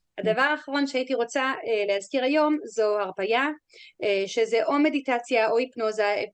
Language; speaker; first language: Hebrew; non-native, fluent; English